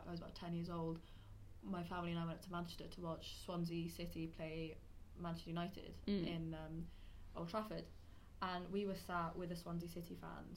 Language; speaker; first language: English; native; English